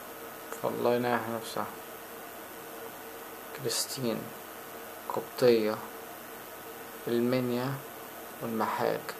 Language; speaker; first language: Arabic; native; Arabic